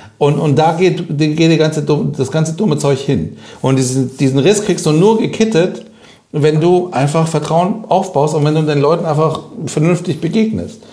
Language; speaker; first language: German; non-native, fluent; Persian